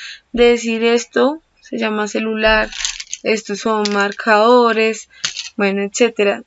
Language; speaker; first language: Spanish; native; Spanish